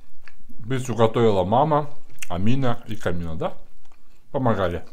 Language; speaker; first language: Russian; native; Russian